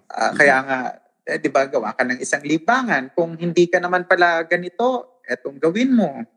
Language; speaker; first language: Filipino; non-native, local second language; Waray